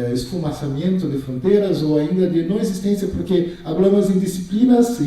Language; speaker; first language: Portuguese; native; Portuguese